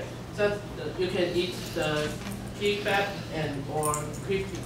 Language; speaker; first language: English; non-native, learner; Chinese